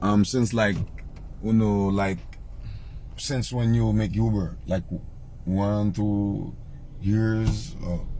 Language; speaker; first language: English; non-native, learner; Haitian Creole